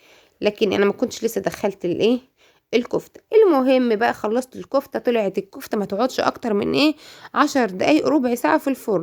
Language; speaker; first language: Arabic; native; Arabic